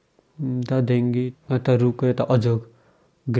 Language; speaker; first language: Russian; non-native, learner; Nepali